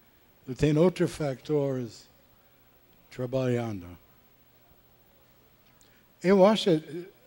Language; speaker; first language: Portuguese; non-native, learner; English